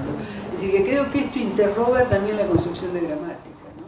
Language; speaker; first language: Spanish; native; Spanish